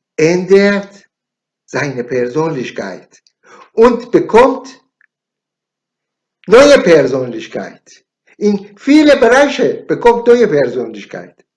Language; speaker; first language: German; non-native, learner; Persian